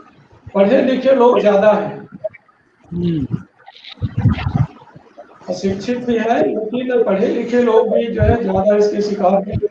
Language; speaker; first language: Hindi; native; Hindi